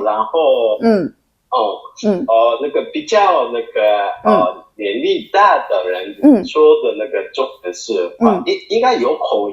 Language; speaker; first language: Chinese; non-native, fluent; Japanese